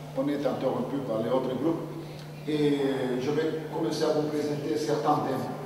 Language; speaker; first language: French; non-native, fluent; Spanish